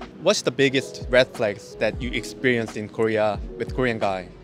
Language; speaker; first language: English; non-native, fluent; Korean